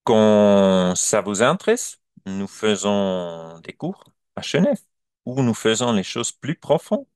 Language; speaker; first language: French; non-native, learner; German